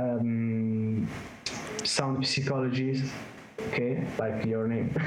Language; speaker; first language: English; non-native, learner; Italian